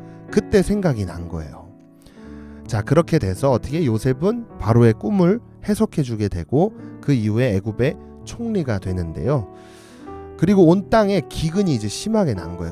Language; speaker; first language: Korean; native; Korean